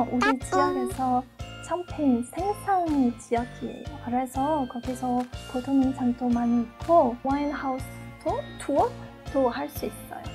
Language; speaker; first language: Korean; non-native, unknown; French